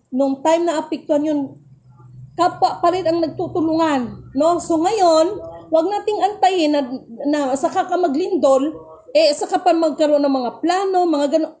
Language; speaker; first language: Filipino; non-native, local second language; Cebuano